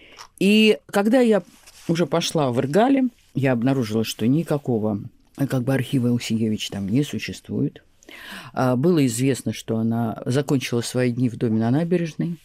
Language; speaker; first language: Russian; native; Russian